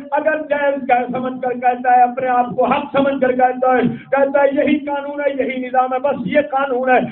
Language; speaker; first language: Urdu; non-native, local second language; Punjabi